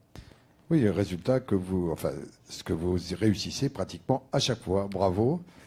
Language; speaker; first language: French; native; French